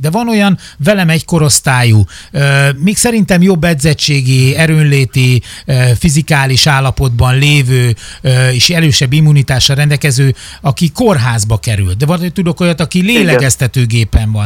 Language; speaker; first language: Hungarian; native; Hungarian